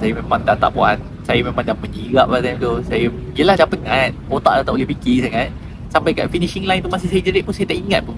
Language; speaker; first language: Malay; native; Malay